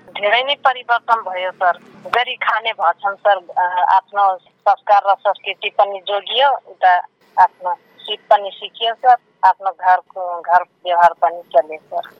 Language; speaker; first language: Nepali; non-native, local second language; Dangaura Tharu